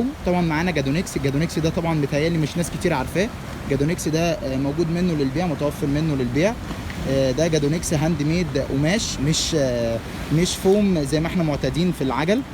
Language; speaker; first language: Arabic; native; Arabic